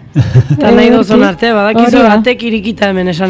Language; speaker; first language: Basque; native; Basque